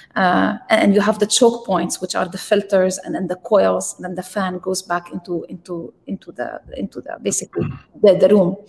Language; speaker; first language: English; non-native, fluent; Arabic